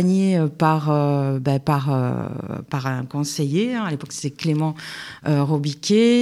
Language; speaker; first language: French; native; French